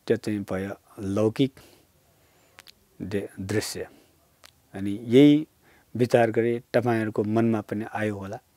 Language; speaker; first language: Nepali; non-native, local second language; Newari